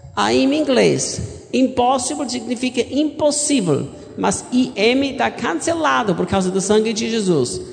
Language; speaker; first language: Portuguese; non-native, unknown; German